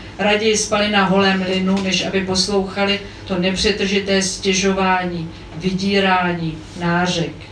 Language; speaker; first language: Czech; native; Czech